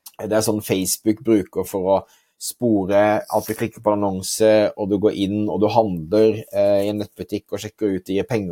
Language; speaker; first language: Norwegian; native; Norwegian